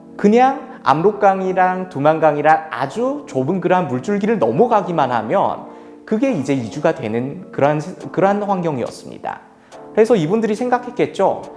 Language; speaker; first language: Korean; native; Korean